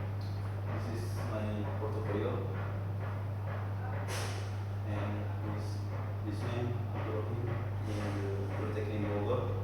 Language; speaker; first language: English; non-native, learner; Indonesian